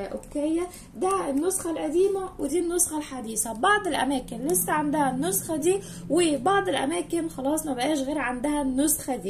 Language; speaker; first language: Arabic; native; Arabic